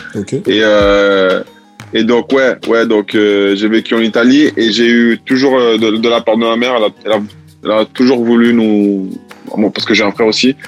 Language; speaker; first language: French; early bilingual, heritage; Italian